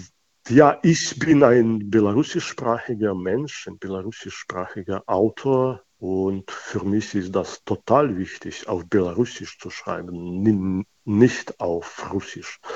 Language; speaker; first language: German; non-native, fluent; Russian